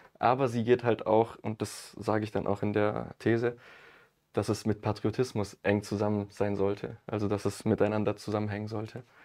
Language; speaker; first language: German; early bilingual, other home language; Italian